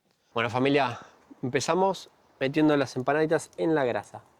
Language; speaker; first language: Spanish; native; Spanish